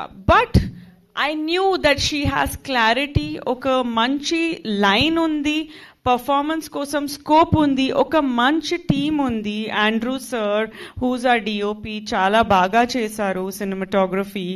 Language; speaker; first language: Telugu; non-native, fluent; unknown